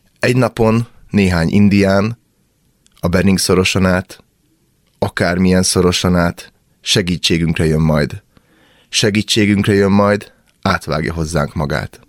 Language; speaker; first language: Hungarian; native; Hungarian